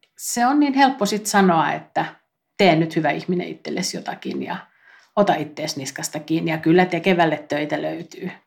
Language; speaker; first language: Finnish; native; Finnish